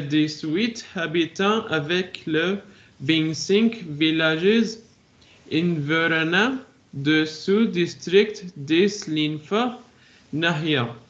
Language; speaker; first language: French; non-native, learner; Arabic